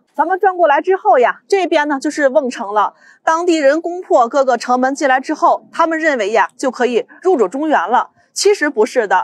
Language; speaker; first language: Chinese; native; Chinese